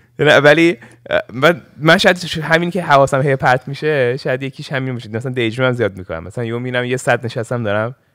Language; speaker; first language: Persian; early bilingual, heritage; Persian